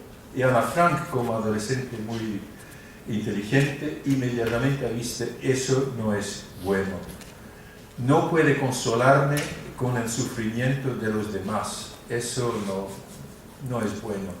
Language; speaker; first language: Spanish; non-native, fluent; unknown